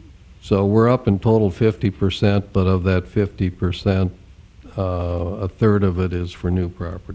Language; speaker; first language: English; native; English